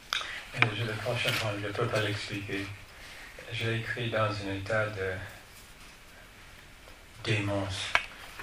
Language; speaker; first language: French; non-native, fluent; English